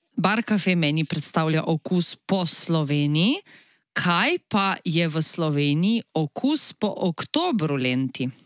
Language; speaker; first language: Slovenian; native; Slovenian